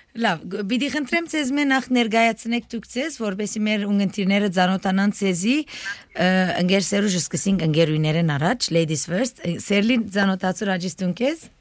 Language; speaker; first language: Armenian; early bilingual, heritage; Armenian